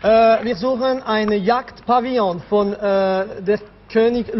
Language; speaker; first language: German; non-native, local second language; French